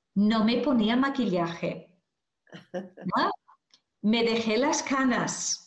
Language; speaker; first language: Spanish; non-native, fluent; English